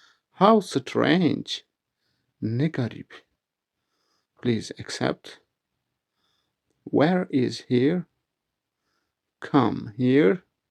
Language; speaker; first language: English; non-native, learner; Turkish